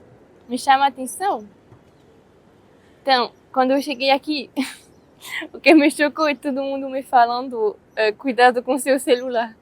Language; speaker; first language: Portuguese; non-native, fluent; French